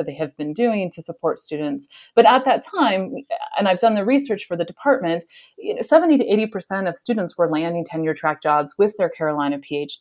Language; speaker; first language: English; native; English